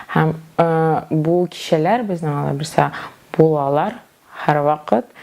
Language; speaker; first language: Tatar; native; Tatar